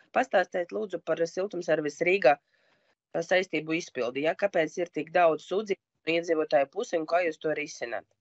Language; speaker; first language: Latvian; non-native, local second language; Russian